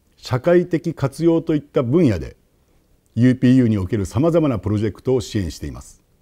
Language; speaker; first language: Japanese; native; Japanese